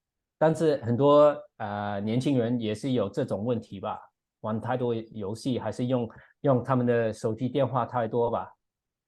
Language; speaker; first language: Chinese; non-native, fluent; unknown